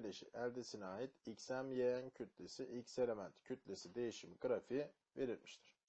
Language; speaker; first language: Turkish; native; Turkish